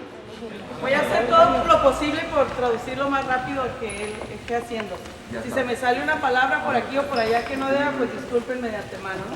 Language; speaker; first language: Spanish; native; Spanish